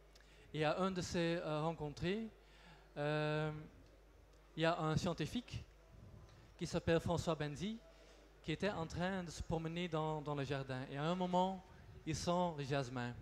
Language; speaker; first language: French; non-native, local second language; Dutch